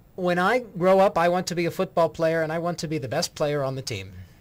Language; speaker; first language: English; native; English